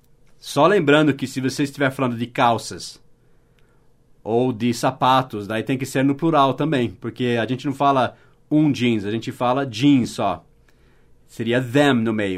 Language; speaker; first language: Portuguese; non-native, fluent; English